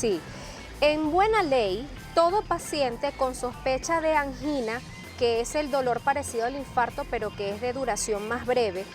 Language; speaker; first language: Spanish; native; Spanish